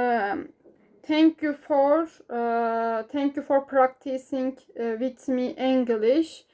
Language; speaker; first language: English; non-native, learner; Turkish